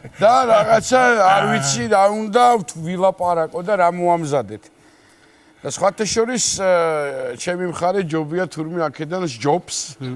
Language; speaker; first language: Georgian; native; Georgian